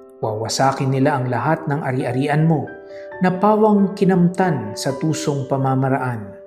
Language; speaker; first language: Filipino; native; Filipino